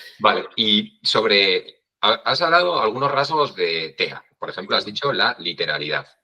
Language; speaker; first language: Spanish; native; Spanish